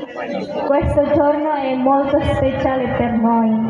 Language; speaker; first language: Italian; non-native, learner; Indonesian